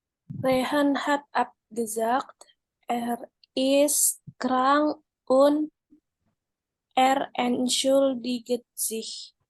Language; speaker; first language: German; non-native, learner; Indonesian